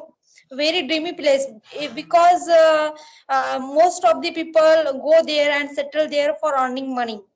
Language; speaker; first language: English; non-native, learner; Marathi